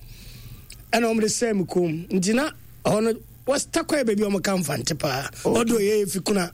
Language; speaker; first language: English; non-native, local second language; Akan